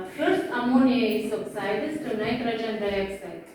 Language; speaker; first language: English; non-native, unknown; Kazakh